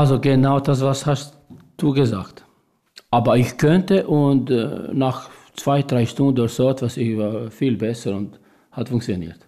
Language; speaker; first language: German; non-native, learner; Albanian